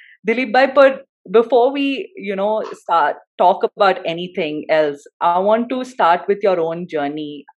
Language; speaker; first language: English; non-native, local second language; Hindi